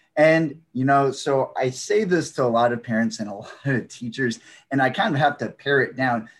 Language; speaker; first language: English; native; English